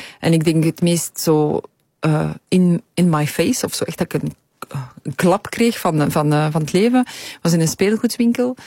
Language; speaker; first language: Dutch; early bilingual, other home language; Polish